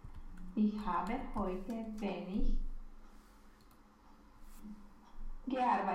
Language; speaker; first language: German; non-native, learner; Romanian